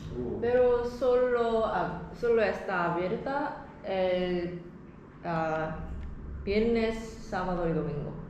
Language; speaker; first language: Spanish; non-native, learner; Korean